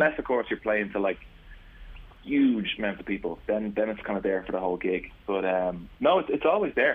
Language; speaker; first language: English; native; English